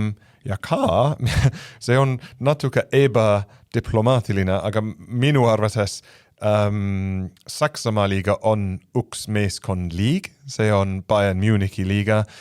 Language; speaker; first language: Estonian; non-native, fluent; English